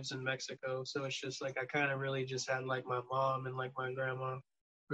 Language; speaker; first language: English; native; English